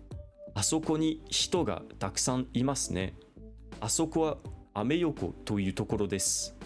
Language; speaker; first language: Japanese; non-native, learner; French